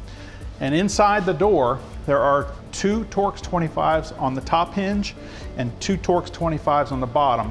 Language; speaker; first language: English; native; English